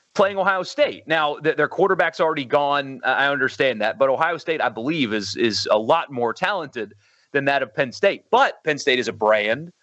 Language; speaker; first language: English; native; English